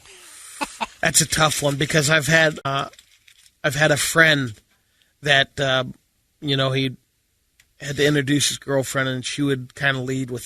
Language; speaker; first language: English; native; English